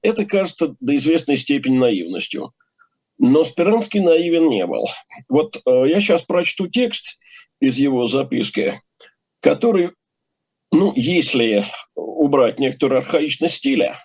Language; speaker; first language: Russian; native; Russian